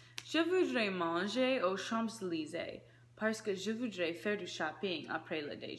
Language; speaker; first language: French; non-native, learner; English